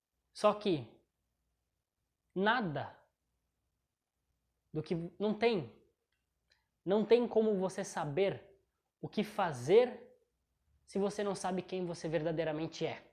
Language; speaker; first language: Portuguese; native; Portuguese